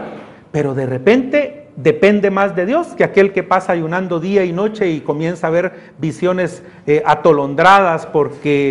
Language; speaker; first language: Spanish; native; Spanish